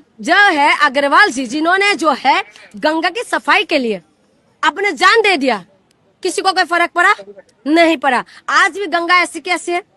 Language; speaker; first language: Hindi; non-native, local second language; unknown